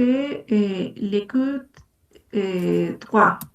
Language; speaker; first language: French; non-native, learner; Spanish